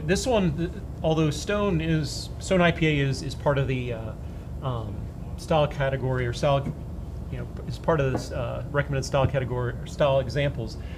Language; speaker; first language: English; native; English